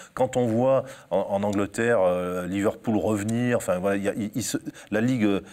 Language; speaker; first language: French; native; French